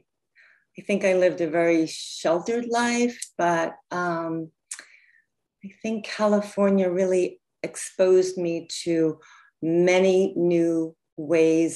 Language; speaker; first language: English; native; English